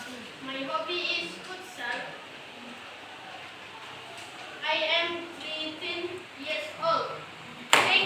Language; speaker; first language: English; non-native, learner; Indonesian